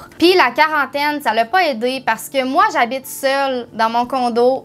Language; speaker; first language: French; native; French